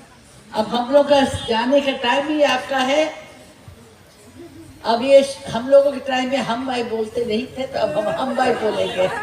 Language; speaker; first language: Hindi; non-native, local second language; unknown